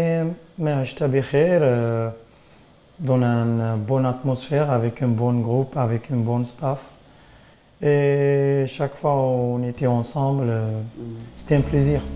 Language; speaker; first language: French; non-native, fluent; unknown